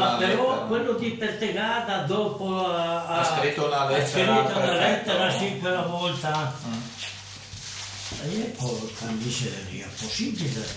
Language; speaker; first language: Italian; non-native, local second language; Friulian